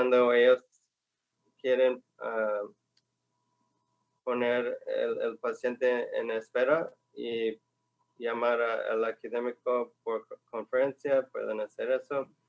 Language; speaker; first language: Spanish; non-native, fluent; English